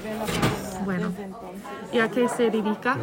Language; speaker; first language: Spanish; non-native, fluent; English